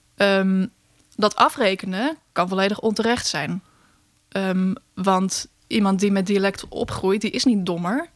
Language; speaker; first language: Dutch; native; Dutch